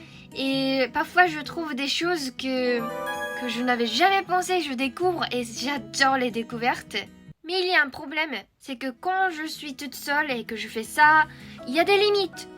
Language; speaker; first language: French; non-native, fluent; Japanese